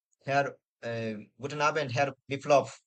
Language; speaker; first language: German; non-native, fluent; Bangla